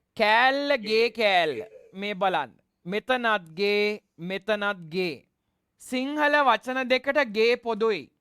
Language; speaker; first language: Sinhala; non-native, local second language; Tamil